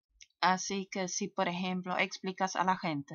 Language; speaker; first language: Spanish; non-native, fluent; German